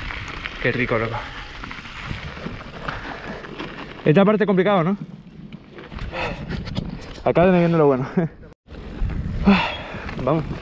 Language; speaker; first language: Spanish; native; Spanish